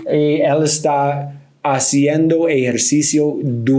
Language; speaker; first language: Spanish; non-native, learner; English